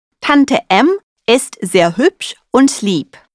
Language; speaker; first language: German; non-native, fluent; Russian